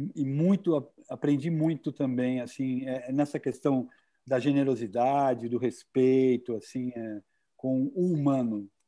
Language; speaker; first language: Portuguese; native; Portuguese